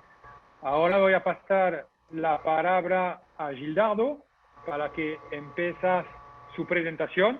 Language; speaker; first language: Spanish; non-native, fluent; French